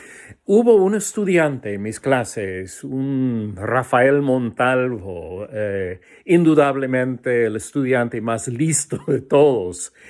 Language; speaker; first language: Spanish; non-native, fluent; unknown